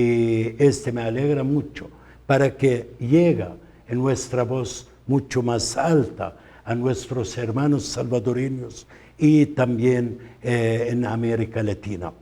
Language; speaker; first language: Spanish; non-native, fluent; Arabic